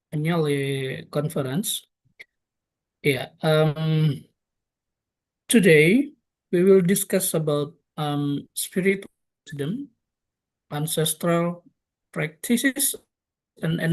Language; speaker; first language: English; non-native, local second language; Indonesian